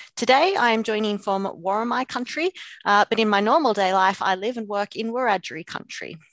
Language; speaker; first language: English; native; English